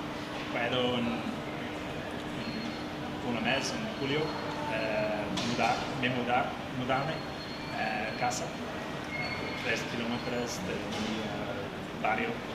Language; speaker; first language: Spanish; non-native, learner; English